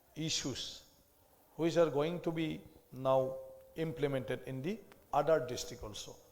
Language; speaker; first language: English; non-native, local second language; Assamese